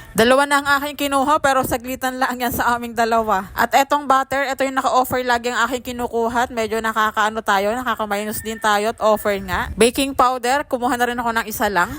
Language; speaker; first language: Filipino; native; Filipino